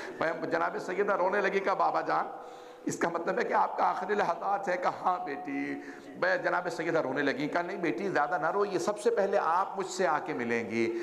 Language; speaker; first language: Urdu; native; Urdu